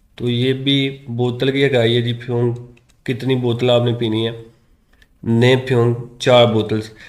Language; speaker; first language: Urdu; non-native, local second language; Punjabi